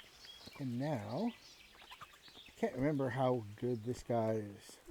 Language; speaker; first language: English; native; English